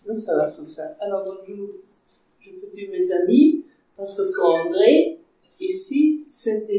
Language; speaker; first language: French; non-native, fluent; German